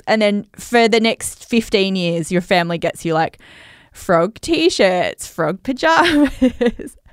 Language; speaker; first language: English; native; English